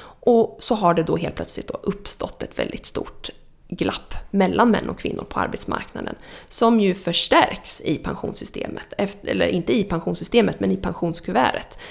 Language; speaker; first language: Swedish; native; Swedish